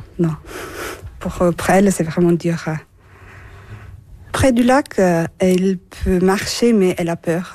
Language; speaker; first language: French; non-native, fluent; Turkish